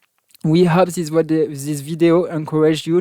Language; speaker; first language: English; non-native, fluent; French